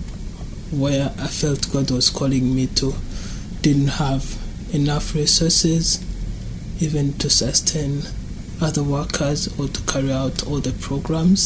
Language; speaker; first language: English; non-native, local second language; Kinyarwanda